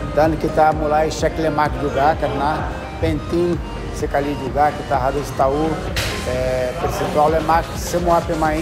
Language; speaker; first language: Indonesian; non-native, learner; Portuguese